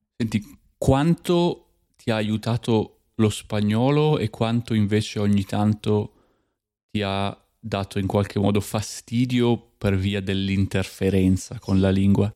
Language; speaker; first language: Italian; native; Italian